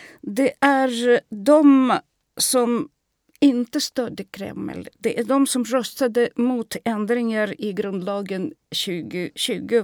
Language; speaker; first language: Swedish; non-native, fluent; Russian